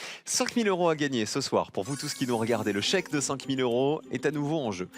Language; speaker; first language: French; native; French